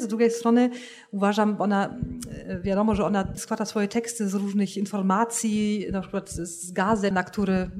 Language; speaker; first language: Polish; non-native, fluent; German